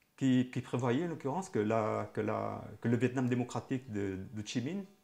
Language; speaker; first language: French; native; French